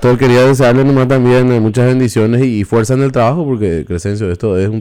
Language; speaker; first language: Spanish; native; Spanish